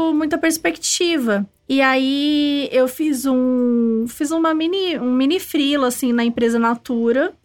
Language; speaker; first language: Portuguese; native; Portuguese